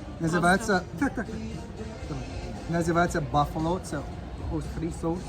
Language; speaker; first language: Ukrainian; non-native, learner; English